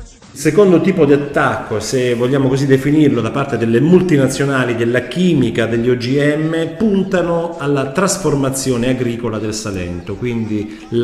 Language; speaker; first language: Italian; native; Italian